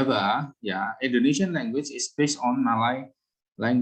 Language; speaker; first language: English; non-native, fluent; Indonesian